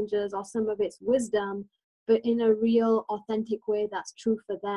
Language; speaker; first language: English; native; English